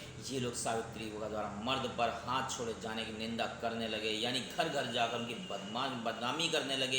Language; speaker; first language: Hindi; native; Hindi